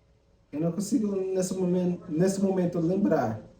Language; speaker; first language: Portuguese; non-native, learner; English